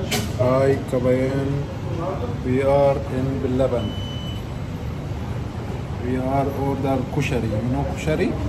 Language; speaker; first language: English; non-native, learner; Arabic